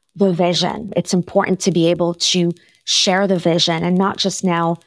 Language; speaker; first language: English; non-native, fluent; French